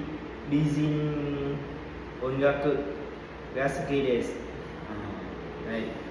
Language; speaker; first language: Japanese; non-native, learner; Vietnamese